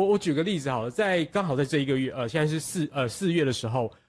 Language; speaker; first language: Chinese; native; Chinese